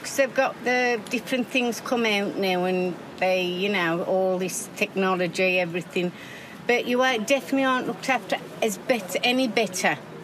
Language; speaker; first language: English; non-native, local second language; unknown